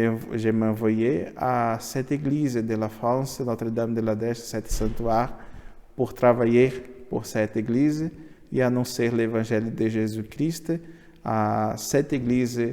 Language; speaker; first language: French; non-native, learner; Portuguese